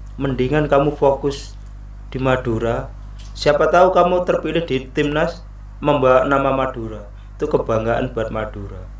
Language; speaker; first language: Indonesian; non-native, local second language; Madurese